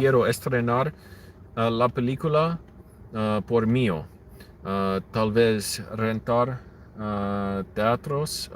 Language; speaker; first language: Spanish; non-native, learner; English